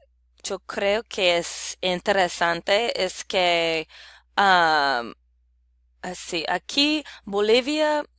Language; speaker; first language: Spanish; non-native, learner; English